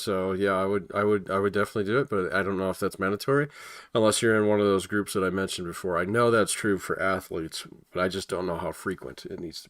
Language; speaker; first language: English; native; English